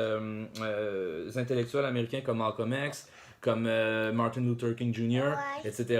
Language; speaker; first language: French; native; French